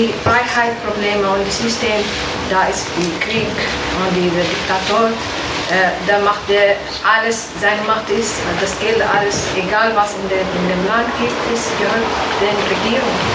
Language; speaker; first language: German; non-native, learner; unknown